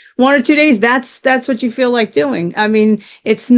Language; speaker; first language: English; native; English